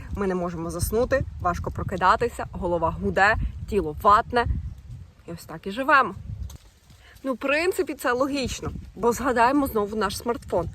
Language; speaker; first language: Ukrainian; non-native, local second language; Russian